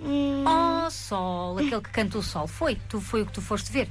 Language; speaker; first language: Portuguese; native; Portuguese